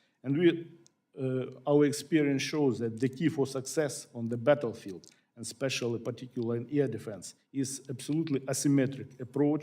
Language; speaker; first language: English; non-native, fluent; Ukrainian